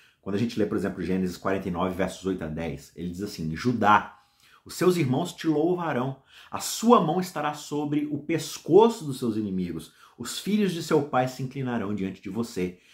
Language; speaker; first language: Portuguese; native; Portuguese